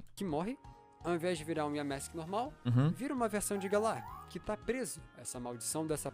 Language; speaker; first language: Portuguese; native; Portuguese